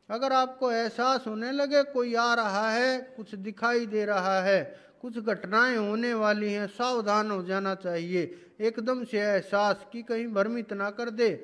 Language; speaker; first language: Hindi; native; Hindi